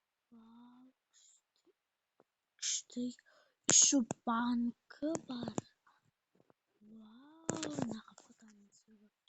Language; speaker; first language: Kazakh; native; Kazakh